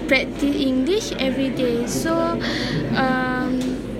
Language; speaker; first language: English; non-native, local second language; Malay